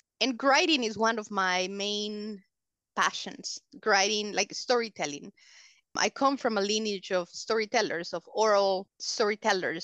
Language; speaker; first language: English; non-native, fluent; Spanish